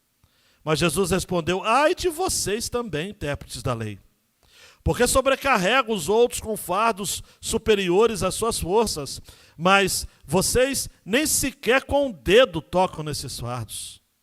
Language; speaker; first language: Portuguese; native; Portuguese